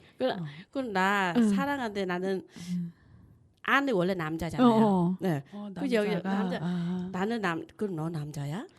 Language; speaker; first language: Korean; non-native, learner; Vietnamese